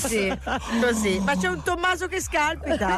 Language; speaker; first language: Italian; native; Italian